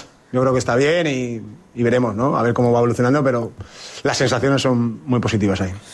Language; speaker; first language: Spanish; native; Spanish